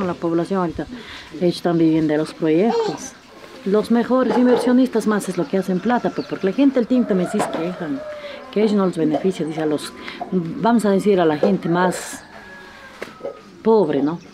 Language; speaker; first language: Spanish; native; Spanish